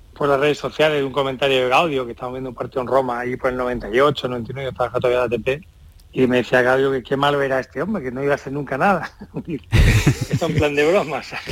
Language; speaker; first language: Spanish; native; Spanish